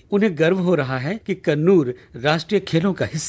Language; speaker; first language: Hindi; native; Hindi